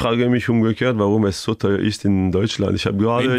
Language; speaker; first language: German; non-native, fluent; French